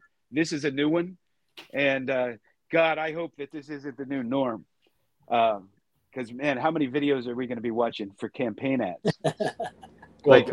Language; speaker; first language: English; native; English